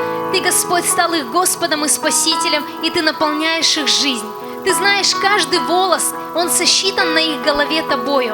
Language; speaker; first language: Russian; native; Russian